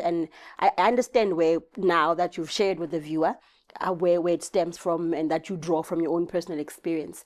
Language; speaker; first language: English; non-native, local second language; Southern Sotho